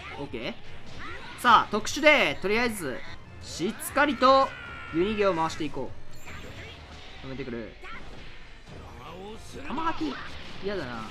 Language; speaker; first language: Japanese; native; Japanese